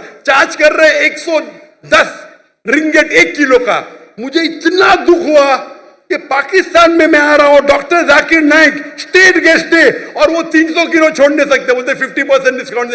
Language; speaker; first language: Hindi; non-native, local second language; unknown